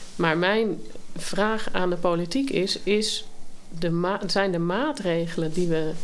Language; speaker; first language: Dutch; native; Dutch